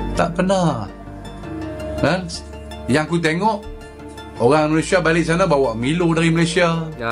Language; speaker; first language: Malay; native; Malay